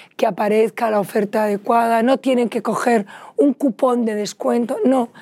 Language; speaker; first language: Spanish; native; Spanish